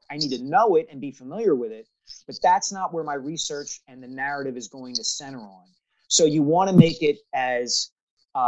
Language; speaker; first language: English; native; English